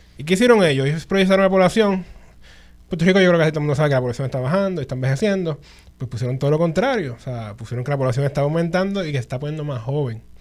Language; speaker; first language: Spanish; native; Spanish